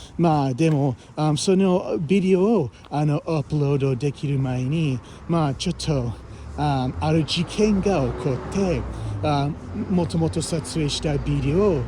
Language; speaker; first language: Japanese; non-native, fluent; English